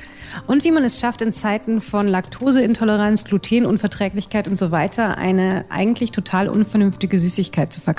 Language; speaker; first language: German; native; German